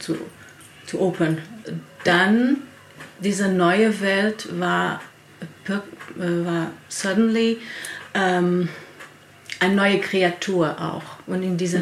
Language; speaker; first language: German; non-native, learner; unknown